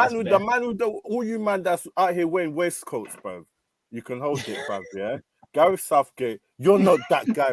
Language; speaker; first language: English; native; English